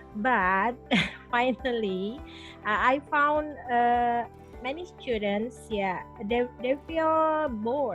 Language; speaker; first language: English; non-native, local second language; Indonesian